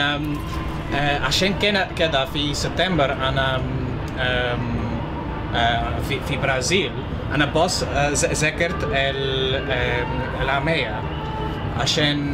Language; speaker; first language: Arabic; non-native, learner; English